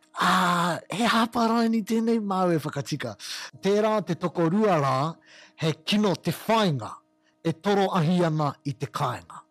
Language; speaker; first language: Māori; non-native, local second language; English